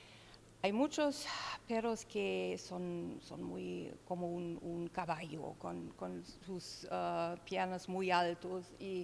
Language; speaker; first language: Spanish; non-native, learner; German